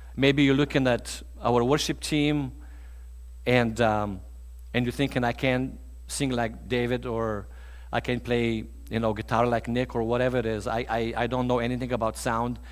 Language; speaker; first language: English; non-native, fluent; Bulgarian